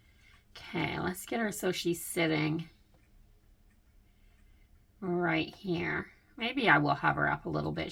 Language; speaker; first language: English; native; English